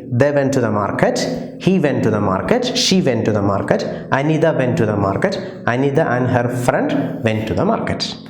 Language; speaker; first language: English; non-native, local second language; Malayalam